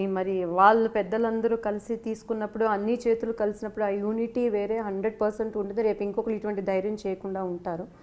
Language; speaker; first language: Telugu; native; Telugu